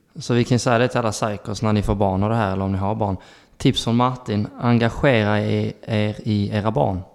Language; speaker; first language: Swedish; native; Swedish